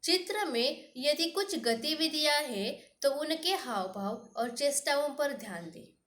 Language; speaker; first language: Hindi; native; Hindi